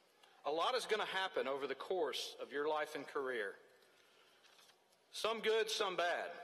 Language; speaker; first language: English; native; English